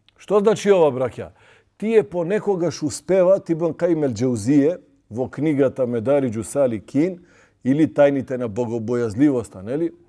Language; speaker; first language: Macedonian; non-native, local second language; Albanian